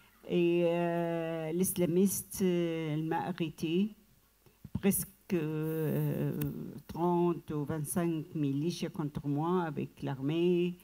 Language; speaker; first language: French; non-native, learner; Arabic